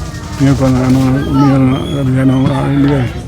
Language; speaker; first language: Filipino; non-native, local second language; Cebuano